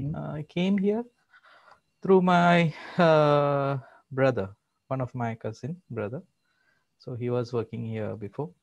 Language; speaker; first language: English; non-native, local second language; Malayalam